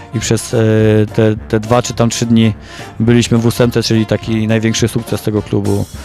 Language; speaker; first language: Polish; native; Polish